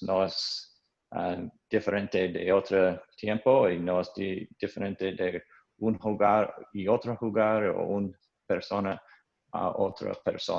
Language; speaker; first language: Spanish; non-native, learner; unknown